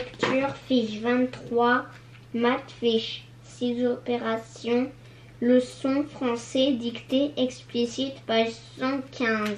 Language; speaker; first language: French; native; French